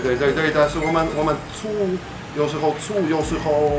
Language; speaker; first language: Chinese; non-native, fluent; Polish